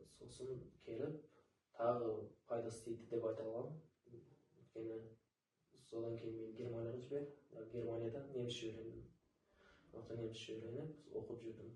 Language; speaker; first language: Kazakh; non-native, local second language; Uzbek